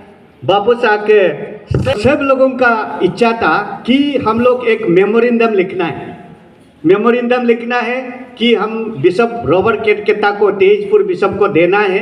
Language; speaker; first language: Hindi; non-native, local second language; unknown